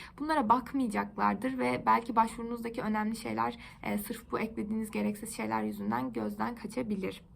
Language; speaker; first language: Turkish; native; Turkish